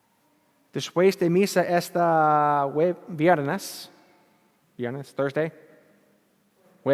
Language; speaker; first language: Spanish; non-native, learner; English